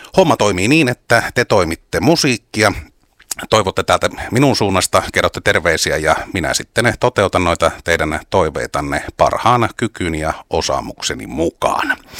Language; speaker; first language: Finnish; native; Finnish